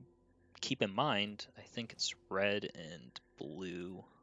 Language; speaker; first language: English; native; English